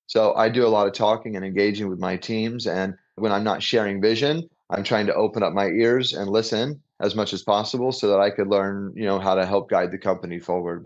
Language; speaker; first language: English; native; English